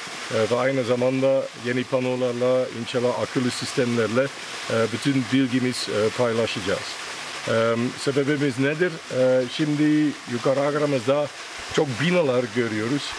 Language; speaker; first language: Turkish; non-native, fluent; Dutch